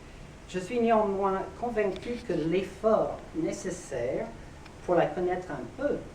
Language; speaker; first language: French; non-native, fluent; English